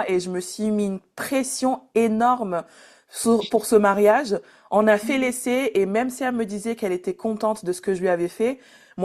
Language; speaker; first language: French; native; French